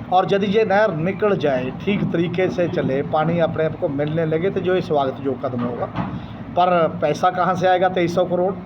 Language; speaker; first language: Hindi; non-native, local second language; Punjabi